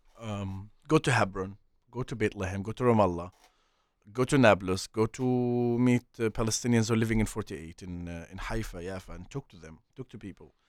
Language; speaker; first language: English; non-native, fluent; Arabic